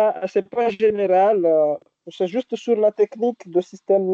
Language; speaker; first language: French; non-native, local second language; Arabic